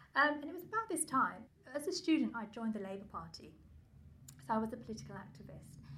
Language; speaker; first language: English; native; English